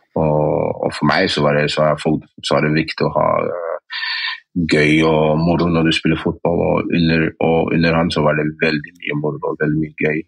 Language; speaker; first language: Norwegian; early bilingual, other home language; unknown